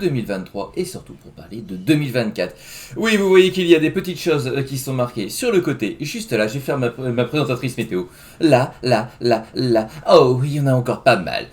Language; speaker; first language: French; native; French